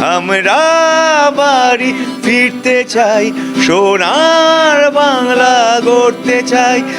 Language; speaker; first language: Bangla; native; Bangla